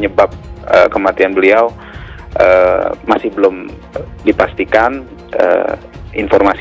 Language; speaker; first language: Indonesian; native; Indonesian